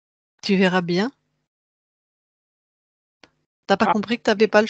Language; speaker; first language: French; native; French